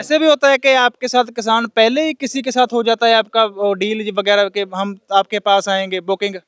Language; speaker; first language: Hindi; non-native, local second language; Punjabi